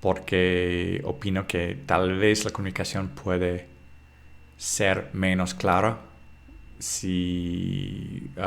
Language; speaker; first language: Spanish; non-native, fluent; English